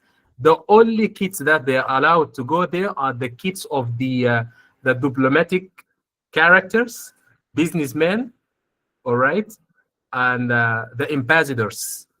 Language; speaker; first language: English; non-native, fluent; Arabic